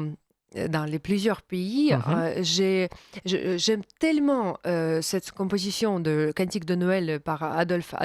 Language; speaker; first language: French; non-native, fluent; Russian